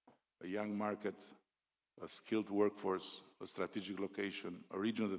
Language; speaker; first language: English; non-native, local second language; Albanian